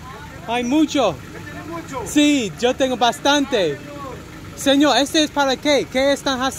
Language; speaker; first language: Spanish; non-native, learner; English